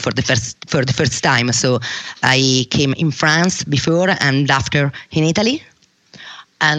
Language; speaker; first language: English; non-native, learner; Russian